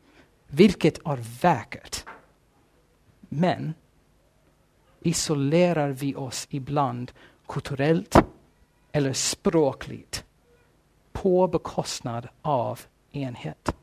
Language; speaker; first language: Swedish; non-native, fluent; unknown